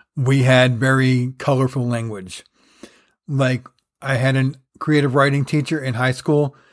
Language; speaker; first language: English; native; English